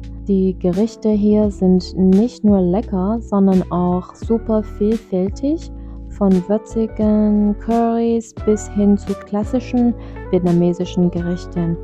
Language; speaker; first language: German; non-native, fluent; Vietnamese